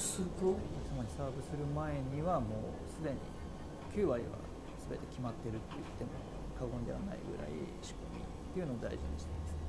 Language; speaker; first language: Japanese; native; Japanese